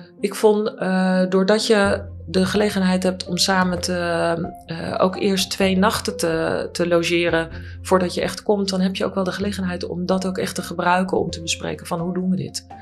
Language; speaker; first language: Dutch; native; Dutch